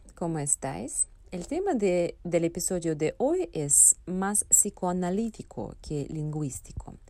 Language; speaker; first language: Spanish; non-native, fluent; Russian